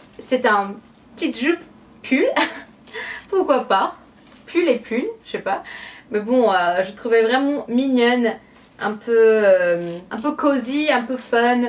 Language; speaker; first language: French; non-native, fluent; English